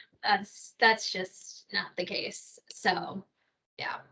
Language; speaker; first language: English; native; English